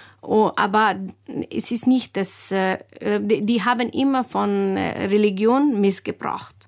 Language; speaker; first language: German; non-native, fluent; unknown